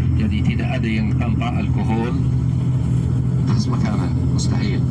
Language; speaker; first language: Indonesian; non-native, learner; Arabic